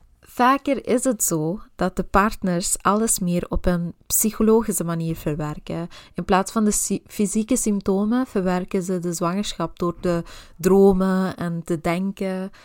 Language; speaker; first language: Dutch; non-native, local second language; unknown